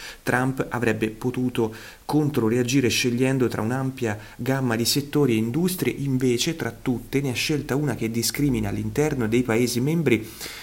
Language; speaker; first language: Italian; native; Italian